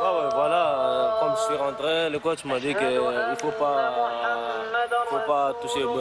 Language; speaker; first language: French; non-native, local second language; Malagasy